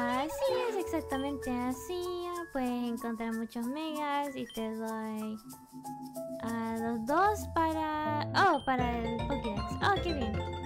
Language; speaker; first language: Spanish; non-native, learner; English